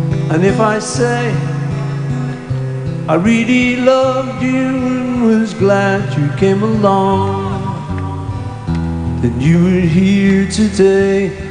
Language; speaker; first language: English; native; English